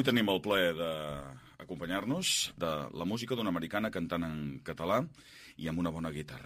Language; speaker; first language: Catalan; native; Catalan